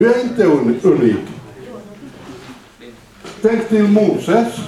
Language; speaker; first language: Swedish; non-native, fluent; Finnish